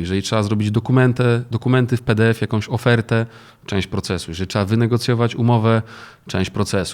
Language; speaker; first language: Polish; native; Polish